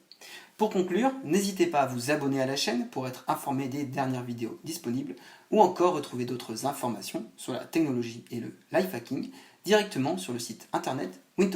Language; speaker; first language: French; native; French